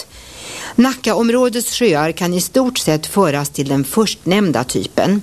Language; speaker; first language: Swedish; native; Swedish